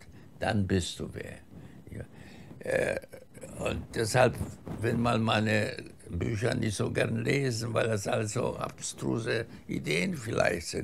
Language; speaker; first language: German; early bilingual, heritage; German